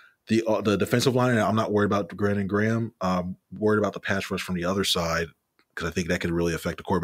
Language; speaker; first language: English; native; English